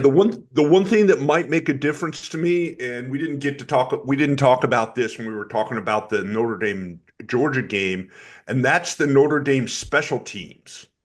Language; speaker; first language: English; native; English